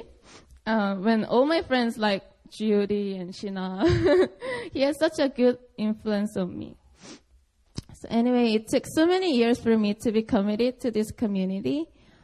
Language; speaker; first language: English; non-native, fluent; Korean